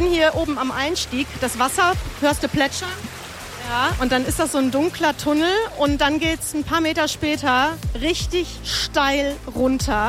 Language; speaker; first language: German; native; German